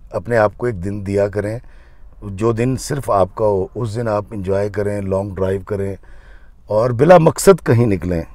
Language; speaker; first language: Urdu; non-native, local second language; Punjabi